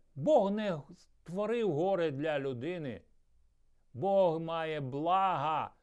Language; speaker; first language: Ukrainian; early bilingual, other home language; Russian